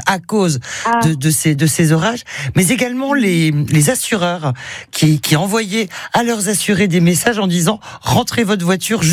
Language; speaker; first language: French; native; French